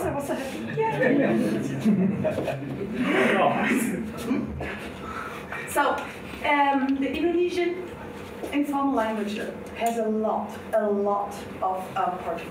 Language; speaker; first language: English; non-native, fluent; German